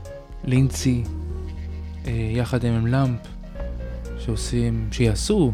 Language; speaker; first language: Hebrew; native; Hebrew